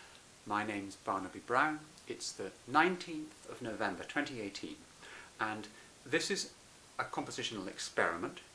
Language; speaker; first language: English; native; English